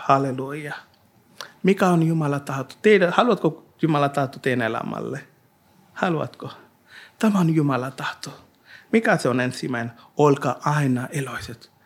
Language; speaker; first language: Finnish; non-native, learner; Hindi